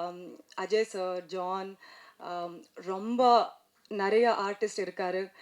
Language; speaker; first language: Tamil; non-native, learner; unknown